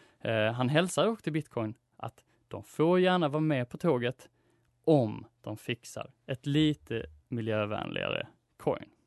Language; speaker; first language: Swedish; native; Swedish